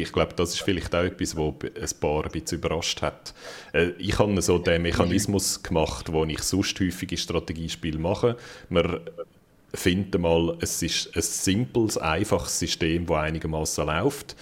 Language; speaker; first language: German; native; German